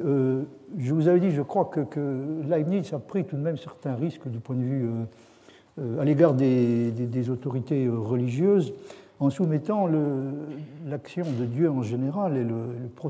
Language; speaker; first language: French; native; French